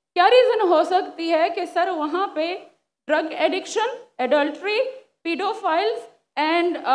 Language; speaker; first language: Urdu; non-native, local second language; Pashto